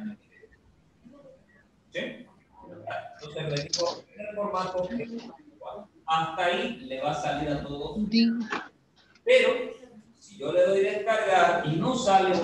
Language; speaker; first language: Spanish; native; Spanish